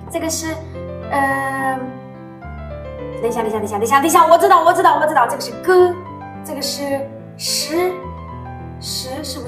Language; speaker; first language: Chinese; non-native, learner; Ukrainian